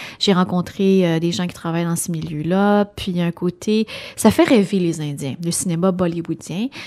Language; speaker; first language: French; native; French